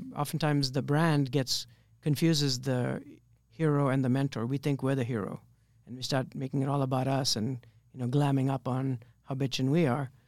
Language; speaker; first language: English; native; English